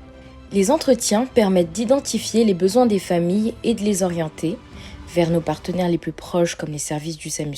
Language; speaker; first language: French; native; French